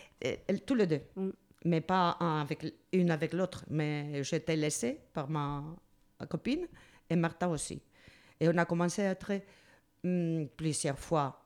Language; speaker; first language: French; non-native, learner; Spanish